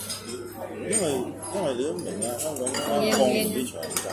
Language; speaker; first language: Cantonese; native; Cantonese